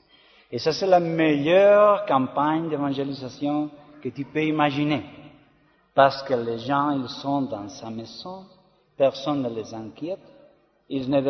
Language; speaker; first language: French; non-native, learner; Spanish